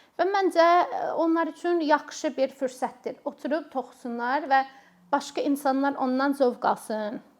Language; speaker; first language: Azerbaijani; non-native, fluent; English